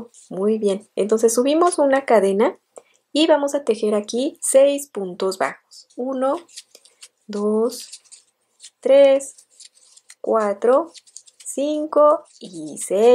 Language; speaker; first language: Spanish; native; Spanish